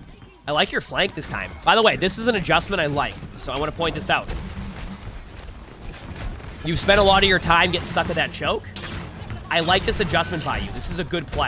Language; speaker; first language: English; native; English